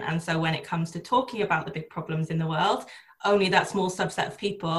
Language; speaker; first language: English; native; English